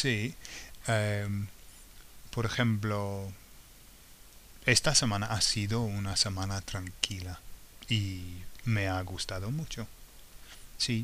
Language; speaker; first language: Spanish; non-native, fluent; English